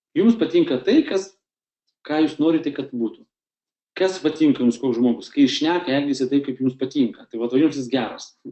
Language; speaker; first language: Lithuanian; non-native, local second language; Russian